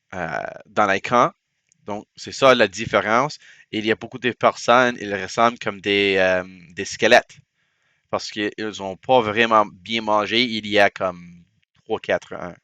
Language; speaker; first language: French; non-native, local second language; English